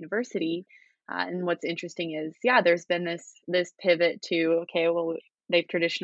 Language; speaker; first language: English; native; English